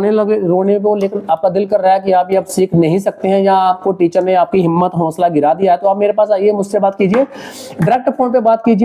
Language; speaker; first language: Hindi; native; Hindi